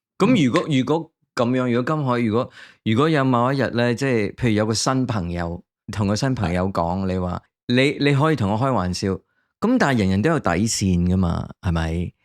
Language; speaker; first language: Cantonese; native; Cantonese